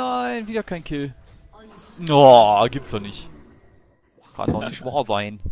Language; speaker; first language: German; native; German